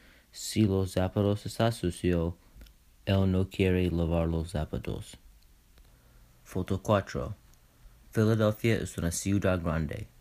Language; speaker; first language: Spanish; non-native, learner; English